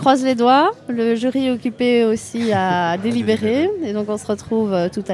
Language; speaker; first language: French; native; French